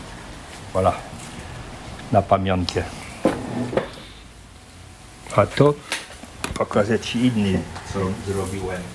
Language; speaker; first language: Polish; early bilingual, heritage; French